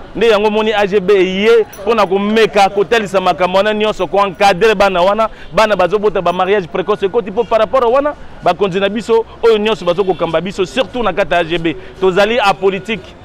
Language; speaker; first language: Lingala; non-native, local second language; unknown